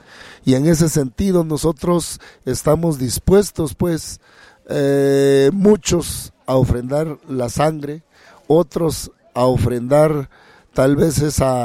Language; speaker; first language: Spanish; native; Spanish